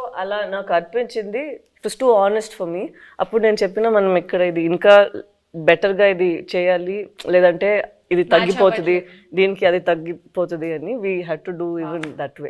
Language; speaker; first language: Telugu; non-native, fluent; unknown